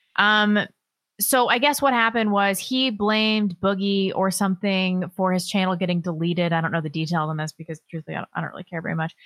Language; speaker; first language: English; native; English